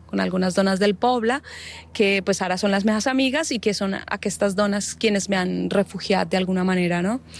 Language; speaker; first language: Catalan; non-native, learner; Spanish